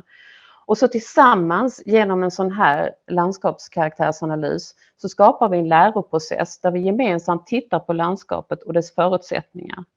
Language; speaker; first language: Swedish; native; Swedish